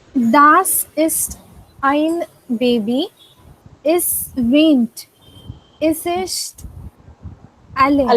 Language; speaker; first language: German; non-native, learner; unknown